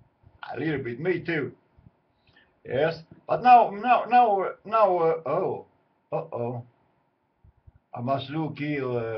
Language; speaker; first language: English; non-native, learner; Swedish